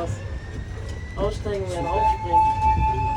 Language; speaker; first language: German; native; German